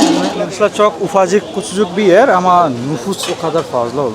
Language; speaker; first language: Turkish; non-native, fluent; Bangla